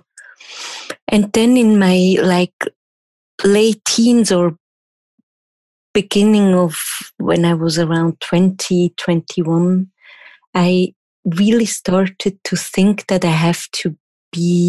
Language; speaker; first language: English; non-native, fluent; German